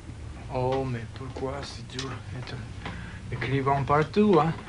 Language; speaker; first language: French; non-native, fluent; Russian